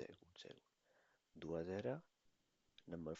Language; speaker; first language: German; non-native, fluent; Urdu